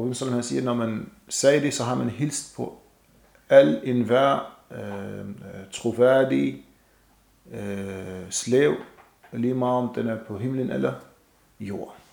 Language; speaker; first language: Danish; non-native, fluent; Arabic